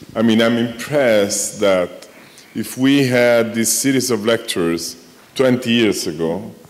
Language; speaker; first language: English; non-native, fluent; Italian